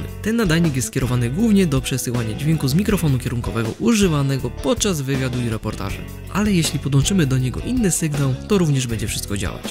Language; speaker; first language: Polish; native; Polish